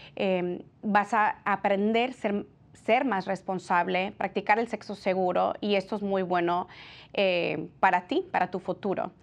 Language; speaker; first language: Spanish; early bilingual, heritage; Spanish